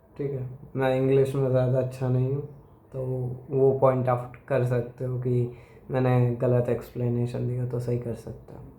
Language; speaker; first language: Hindi; non-native, local second language; Gujarati